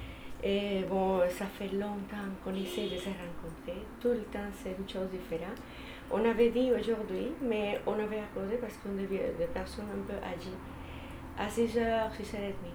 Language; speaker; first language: French; non-native, fluent; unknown